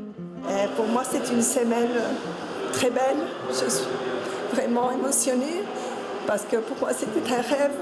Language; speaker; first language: French; non-native, fluent; Spanish